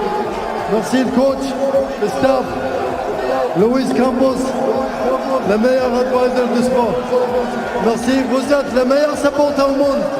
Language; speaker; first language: French; non-native, learner; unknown